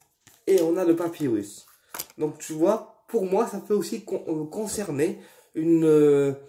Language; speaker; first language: French; native; French